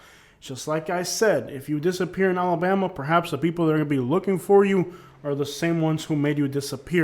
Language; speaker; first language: English; native; English